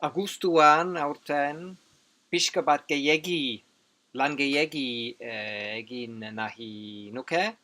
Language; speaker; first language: Basque; non-native, learner; English